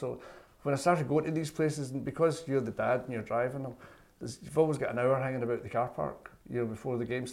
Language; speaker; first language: English; native; English